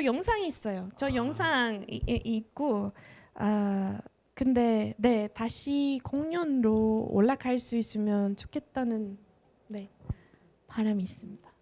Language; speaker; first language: Korean; non-native, fluent; Spanish